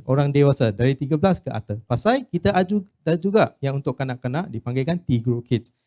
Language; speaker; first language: Malay; non-native, local second language; Cantonese